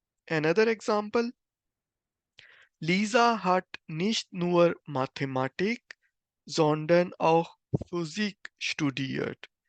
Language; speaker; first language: German; non-native, fluent; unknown